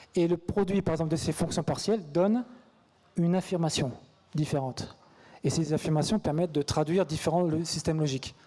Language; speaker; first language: French; native; French